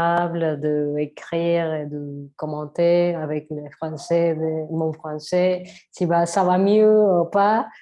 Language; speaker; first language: French; non-native, learner; Spanish